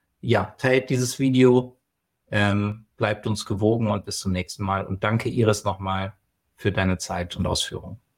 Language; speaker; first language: German; native; German